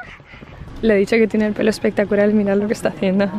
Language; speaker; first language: Spanish; native; Spanish